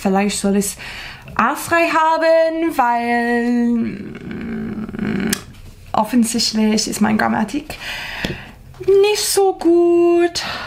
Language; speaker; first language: German; non-native, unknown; English